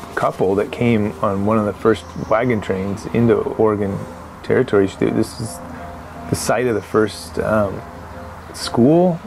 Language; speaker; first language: English; native; English